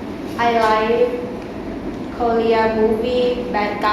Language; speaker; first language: English; non-native, learner; Thai